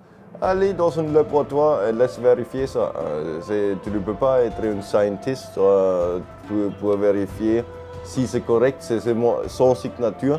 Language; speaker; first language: French; non-native, learner; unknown